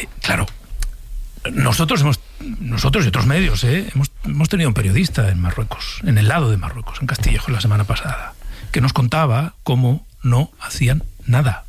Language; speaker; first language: Spanish; native; Spanish